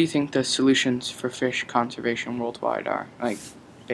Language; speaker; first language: English; native; English